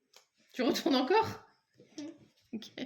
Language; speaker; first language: French; native; French